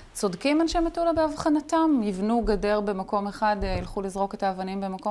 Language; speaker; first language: Hebrew; native; Hebrew